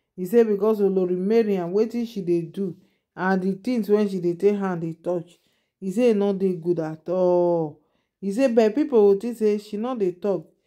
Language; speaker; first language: Nigerian Pidgin; non-native, local second language; Yoruba